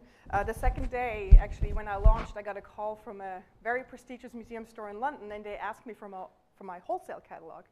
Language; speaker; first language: English; non-native, fluent; German